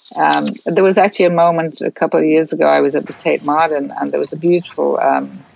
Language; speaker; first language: English; native; English